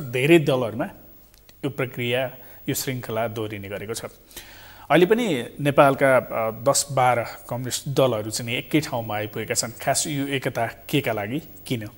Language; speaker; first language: Nepali; native; Nepali